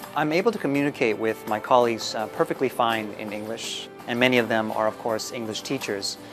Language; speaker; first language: English; native; English